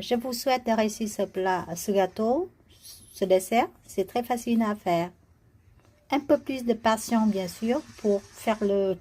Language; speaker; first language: French; non-native, learner; Vietnamese